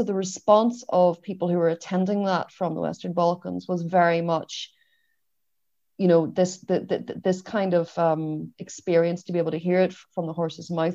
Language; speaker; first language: English; native; English